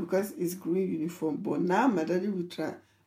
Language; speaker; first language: English; non-native, local second language; Yoruba